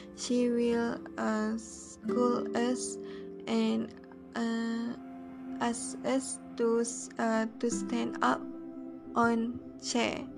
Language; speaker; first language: English; non-native, learner; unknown